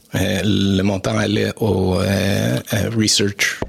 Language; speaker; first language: French; non-native, fluent; English